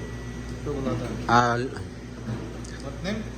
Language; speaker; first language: English; non-native, learner; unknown